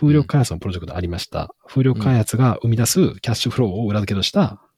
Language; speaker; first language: Japanese; native; Japanese